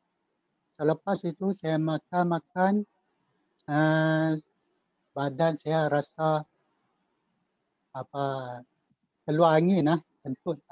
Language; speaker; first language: Malay; native; Malay